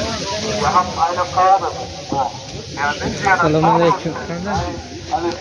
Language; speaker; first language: German; non-native, learner; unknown